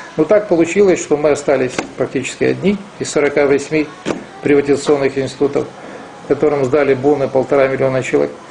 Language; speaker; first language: Russian; non-native, local second language; Romanian